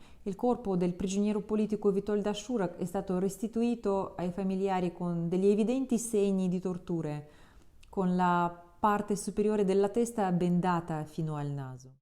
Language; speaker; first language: Italian; non-native, fluent; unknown